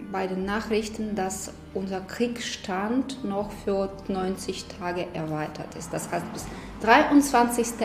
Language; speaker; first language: German; non-native, fluent; Ukrainian